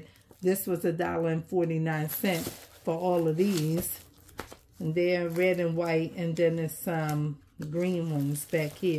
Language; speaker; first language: English; native; English